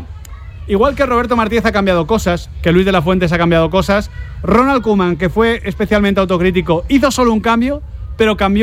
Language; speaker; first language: Spanish; native; Spanish